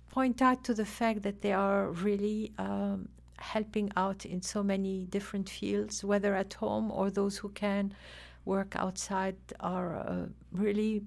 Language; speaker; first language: English; non-native, fluent; Arabic